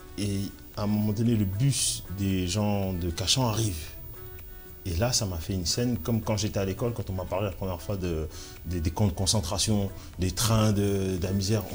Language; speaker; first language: French; early bilingual, other home language; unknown